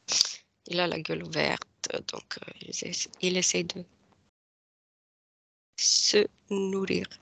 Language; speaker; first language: French; non-native, fluent; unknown